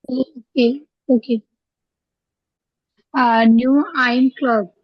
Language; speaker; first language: German; non-native, learner; Hindi